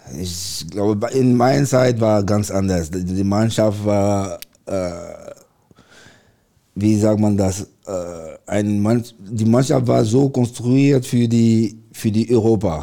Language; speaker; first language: German; non-native, learner; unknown